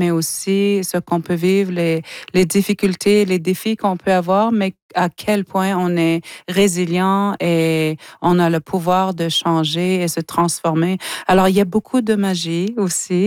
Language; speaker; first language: French; non-native, local second language; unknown